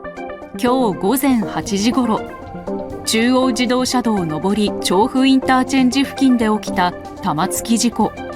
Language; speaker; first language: Japanese; native; Japanese